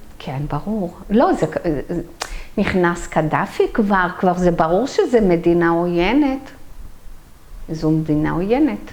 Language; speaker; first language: Hebrew; early bilingual, other home language; Arabic